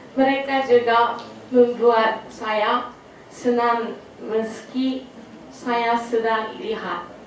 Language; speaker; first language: Indonesian; non-native, learner; Japanese